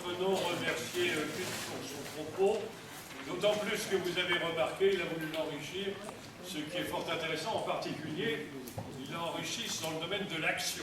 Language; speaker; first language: French; native; French